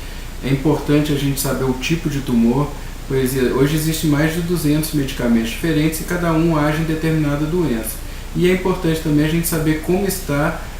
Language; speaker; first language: Portuguese; native; Portuguese